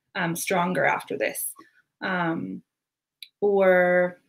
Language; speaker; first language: English; native; English